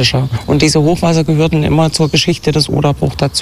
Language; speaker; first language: German; native; German